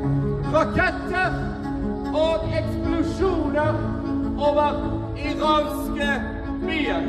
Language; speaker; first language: Norwegian; non-native, fluent; Persian